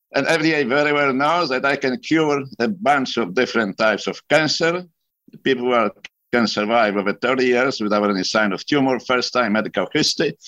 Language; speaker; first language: English; non-native, fluent; Polish